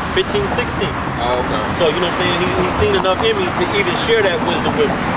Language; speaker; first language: English; native; English